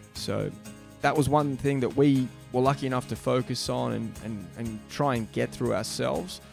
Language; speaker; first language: English; native; English